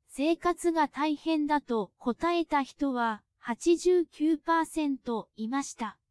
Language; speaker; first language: Japanese; non-native, fluent; Cantonese